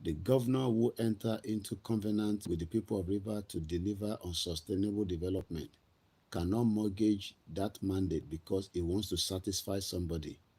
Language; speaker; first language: English; non-native, local second language; Yoruba